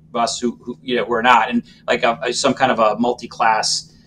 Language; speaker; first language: English; native; English